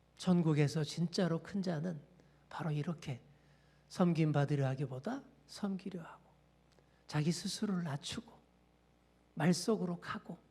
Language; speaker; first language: Korean; native; Korean